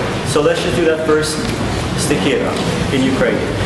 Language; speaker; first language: English; native; English